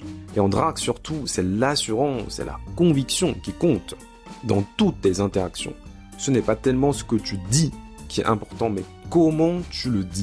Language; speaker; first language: French; native; French